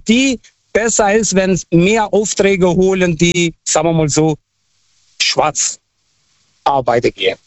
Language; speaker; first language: German; non-native, fluent; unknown